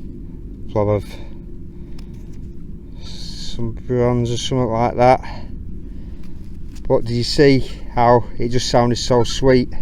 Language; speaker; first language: English; native; English